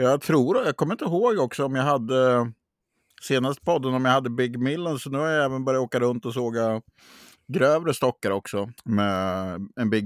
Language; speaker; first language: Swedish; native; Swedish